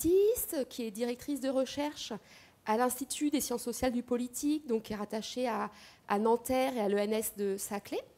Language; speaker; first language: French; native; French